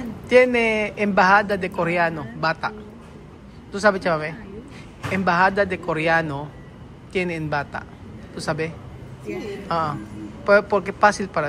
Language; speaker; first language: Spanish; non-native, learner; Filipino